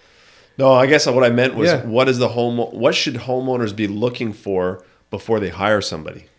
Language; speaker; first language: English; native; English